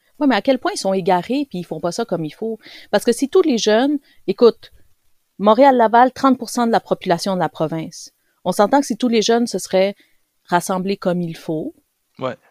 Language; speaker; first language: French; early bilingual, other home language; Spanish